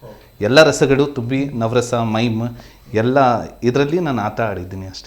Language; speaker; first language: Kannada; non-native, local second language; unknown